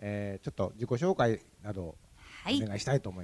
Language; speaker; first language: Japanese; native; Japanese